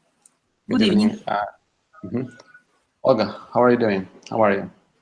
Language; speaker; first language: English; non-native, fluent; Russian